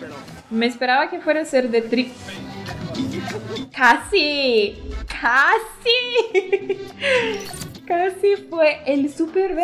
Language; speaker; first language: Spanish; non-native, fluent; Portuguese